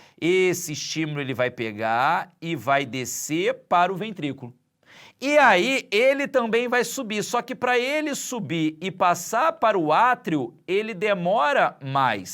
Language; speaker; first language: Portuguese; native; Portuguese